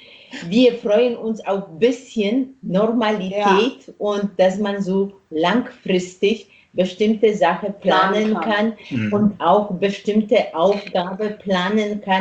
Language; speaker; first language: German; non-native, fluent; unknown